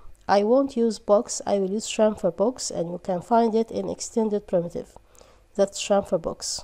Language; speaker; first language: English; non-native, fluent; Arabic